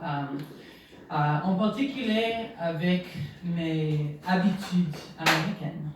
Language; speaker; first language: French; non-native, learner; English